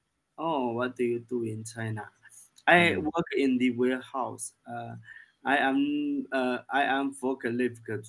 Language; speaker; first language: English; non-native, learner; Chinese